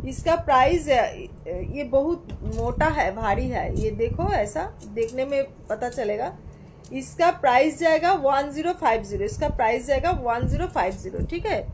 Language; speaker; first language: Hindi; non-native, local second language; Bangla